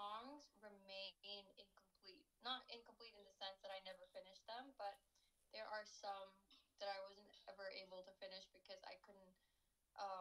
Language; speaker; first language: English; non-native, local second language; Urdu